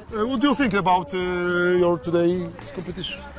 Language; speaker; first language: English; non-native, learner; Polish